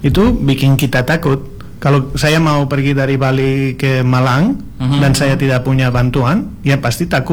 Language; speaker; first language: Indonesian; non-native, learner; Spanish